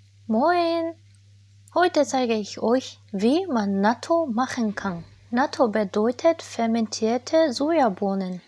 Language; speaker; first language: German; non-native, fluent; Japanese